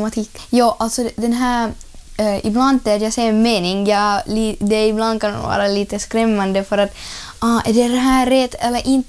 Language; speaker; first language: Swedish; non-native, learner; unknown